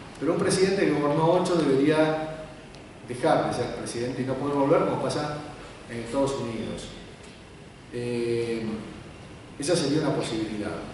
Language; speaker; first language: Spanish; native; Spanish